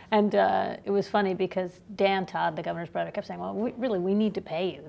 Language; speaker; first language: English; native; English